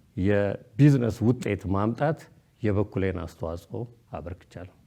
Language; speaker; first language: Amharic; native; Amharic